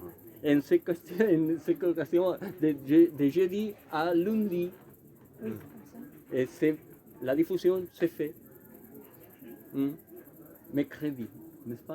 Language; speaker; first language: French; non-native, learner; Spanish